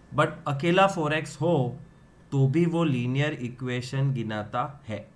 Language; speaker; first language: Hindi; non-native, local second language; Gujarati